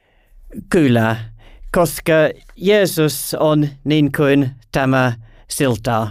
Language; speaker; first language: Finnish; non-native, learner; English